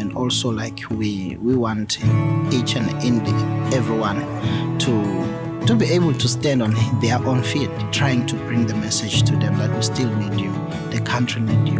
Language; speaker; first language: English; non-native, local second language; Swati